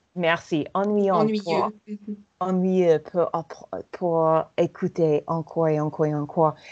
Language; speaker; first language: French; non-native, fluent; English